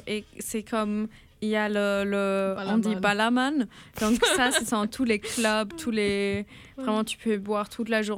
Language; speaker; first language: French; non-native, fluent; German